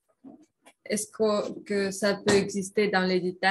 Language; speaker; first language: French; non-native, fluent; Russian